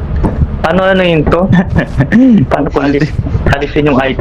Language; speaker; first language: Filipino; native; Filipino